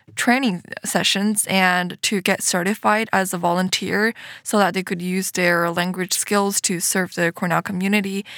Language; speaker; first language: English; early bilingual, other home language; Chinese